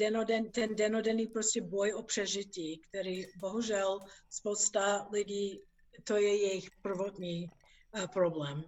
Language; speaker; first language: Czech; non-native, fluent; English